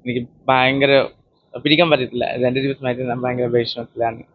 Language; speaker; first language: Malayalam; non-native, learner; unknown